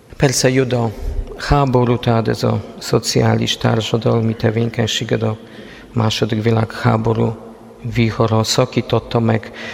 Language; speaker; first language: Hungarian; non-native, fluent; Polish